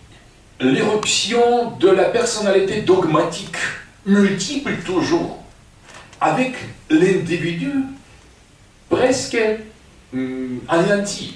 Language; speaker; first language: French; non-native, fluent; Russian